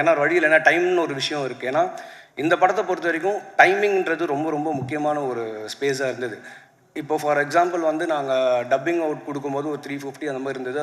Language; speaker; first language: Tamil; native; Tamil